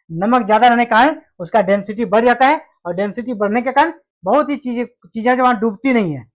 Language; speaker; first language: Hindi; native; Hindi